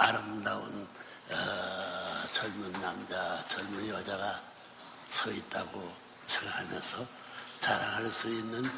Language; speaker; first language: Korean; native; Korean